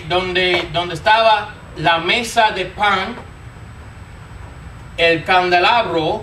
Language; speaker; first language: Spanish; non-native, fluent; English